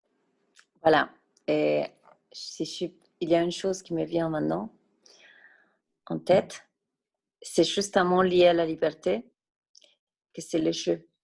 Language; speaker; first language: French; non-native, fluent; Spanish